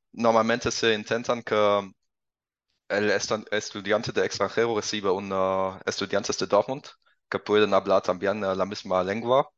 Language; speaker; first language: Spanish; non-native, learner; German